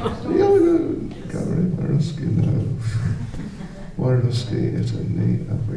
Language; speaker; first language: Russian; non-native, learner; English